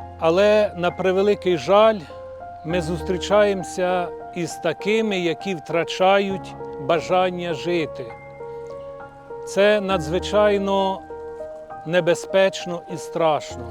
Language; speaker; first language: Ukrainian; native; Ukrainian